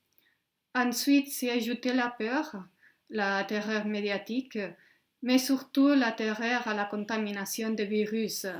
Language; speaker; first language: French; non-native, fluent; Spanish